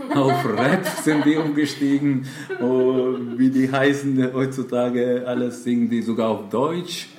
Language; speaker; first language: German; non-native, fluent; Macedonian